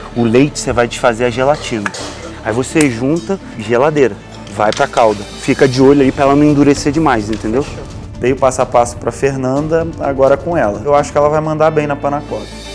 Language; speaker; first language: Portuguese; non-native, fluent; Greek